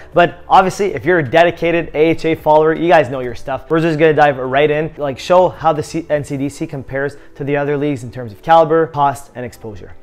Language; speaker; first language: English; native; English